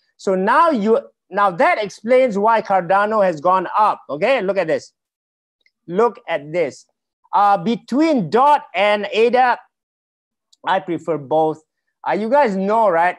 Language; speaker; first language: English; non-native, local second language; Malay